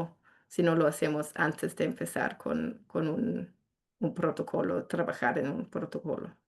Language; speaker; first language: Spanish; non-native, fluent; English